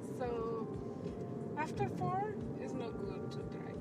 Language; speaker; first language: English; non-native, learner; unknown